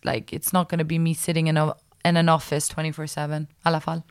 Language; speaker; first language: English; early bilingual, other home language; Swedish